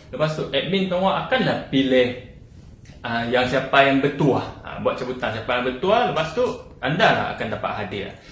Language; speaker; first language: Malay; non-native, local second language; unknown